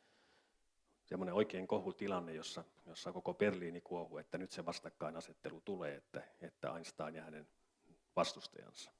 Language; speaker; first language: Finnish; native; Finnish